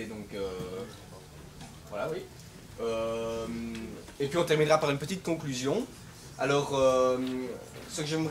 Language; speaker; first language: French; native; French